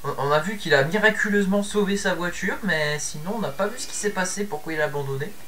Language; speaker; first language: French; native; French